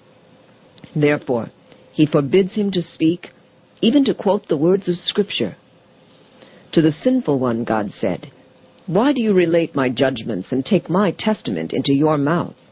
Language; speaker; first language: English; native; English